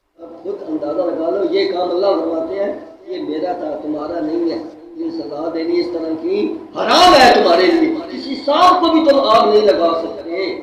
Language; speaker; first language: Urdu; non-native, local second language; Punjabi